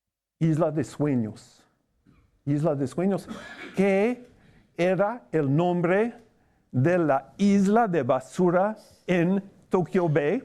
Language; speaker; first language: Spanish; non-native, fluent; English